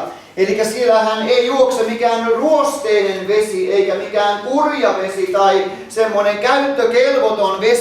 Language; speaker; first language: Finnish; native; Finnish